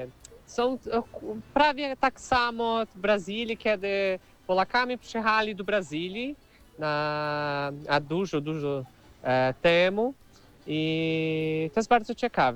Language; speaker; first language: Polish; early bilingual, heritage; Portuguese